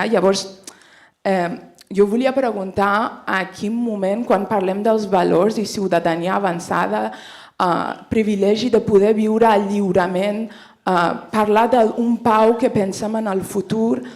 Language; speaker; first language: Catalan; non-native, fluent; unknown